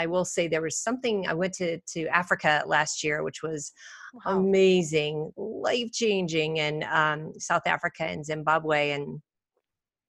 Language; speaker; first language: English; native; English